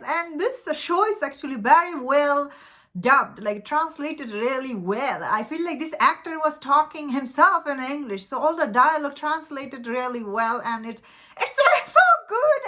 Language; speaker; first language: English; non-native, fluent; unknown